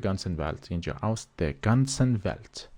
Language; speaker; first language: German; non-native, fluent; Persian